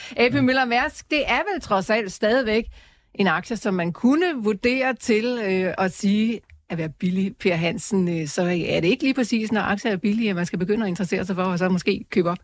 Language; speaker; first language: Danish; native; Danish